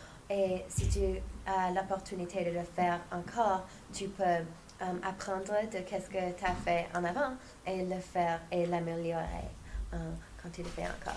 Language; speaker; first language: French; non-native, fluent; English